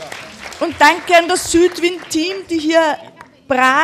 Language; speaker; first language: German; native; German